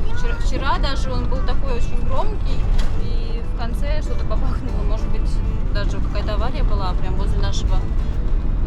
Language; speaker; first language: Russian; native; Russian